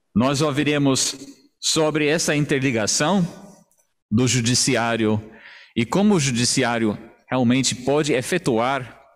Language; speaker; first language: Portuguese; non-native, fluent; English